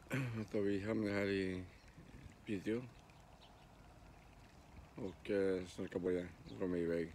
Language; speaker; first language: Swedish; non-native, learner; Spanish